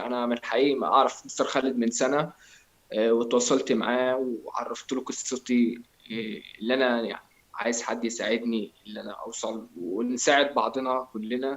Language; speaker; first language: Arabic; native; Arabic